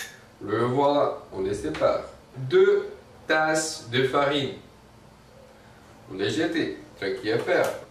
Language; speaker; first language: French; non-native, fluent; Portuguese